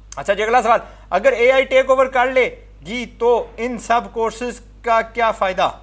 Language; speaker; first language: Urdu; non-native, fluent; English